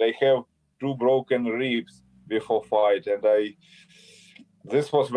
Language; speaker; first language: English; non-native, learner; Ukrainian